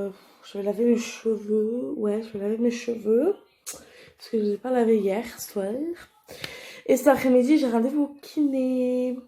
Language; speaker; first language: French; native; French